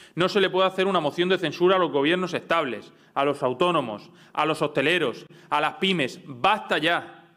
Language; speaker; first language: Spanish; native; Spanish